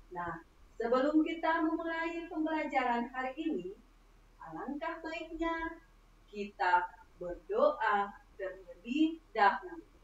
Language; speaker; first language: Indonesian; native; Indonesian